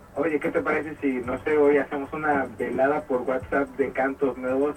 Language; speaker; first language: Spanish; native; Spanish